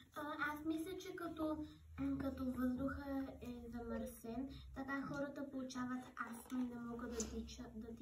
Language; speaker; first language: Bulgarian; early bilingual, heritage; Bulgarian